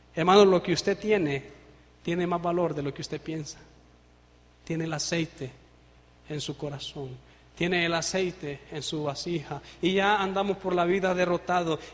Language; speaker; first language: Spanish; native; Spanish